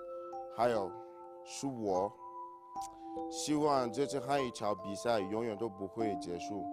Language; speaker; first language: Chinese; non-native, learner; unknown